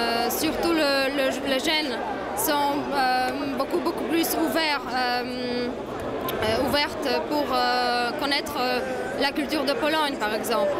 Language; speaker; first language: French; non-native, fluent; Polish